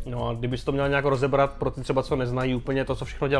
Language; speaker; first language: Czech; native; Czech